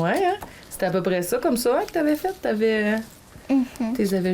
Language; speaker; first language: French; native; French